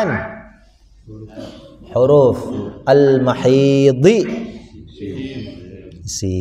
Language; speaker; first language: Arabic; non-native, fluent; Indonesian